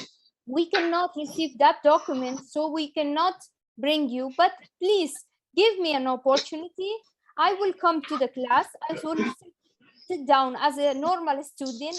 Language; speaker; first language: English; non-native, fluent; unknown